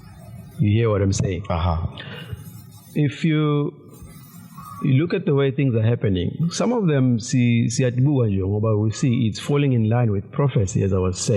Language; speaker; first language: English; non-native, local second language; Zulu